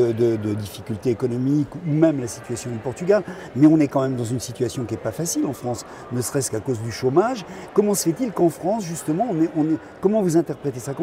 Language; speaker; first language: French; native; French